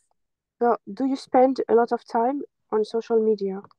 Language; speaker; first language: English; non-native, fluent; French